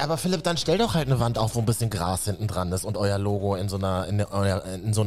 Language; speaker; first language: German; native; German